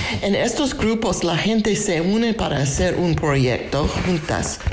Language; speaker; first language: Spanish; non-native, fluent; English